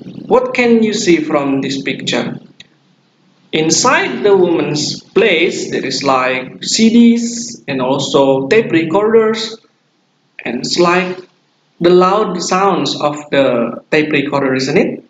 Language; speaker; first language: English; non-native, fluent; Indonesian